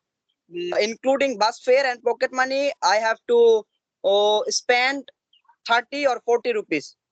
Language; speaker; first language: English; non-native, learner; Assamese